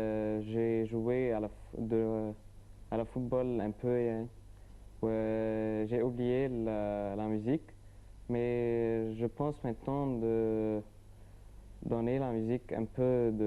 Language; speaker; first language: French; non-native, learner; Arabic